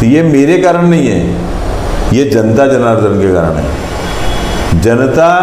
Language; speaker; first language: Hindi; non-native, local second language; Marathi